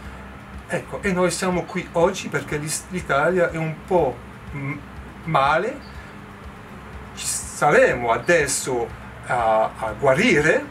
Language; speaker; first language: Italian; non-native, learner; French